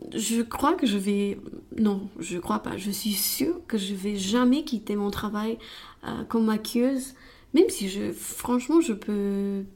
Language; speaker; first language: French; non-native, fluent; Romanian